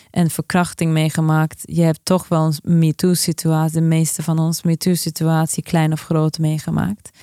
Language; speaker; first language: Dutch; non-native, fluent; Norwegian